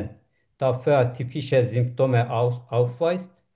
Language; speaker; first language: German; non-native, learner; Turkish